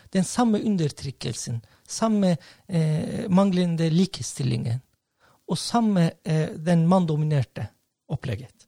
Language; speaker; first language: Norwegian; non-native, fluent; Turkish